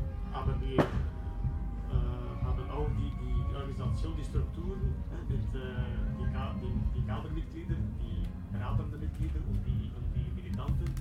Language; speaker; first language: German; non-native, learner; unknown